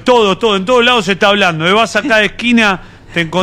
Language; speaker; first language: Spanish; native; Spanish